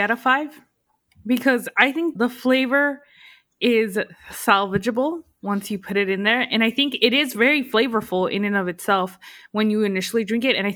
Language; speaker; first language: English; early bilingual, other home language; Spanish